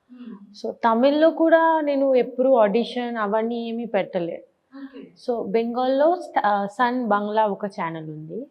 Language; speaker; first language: Telugu; non-native, learner; Bangla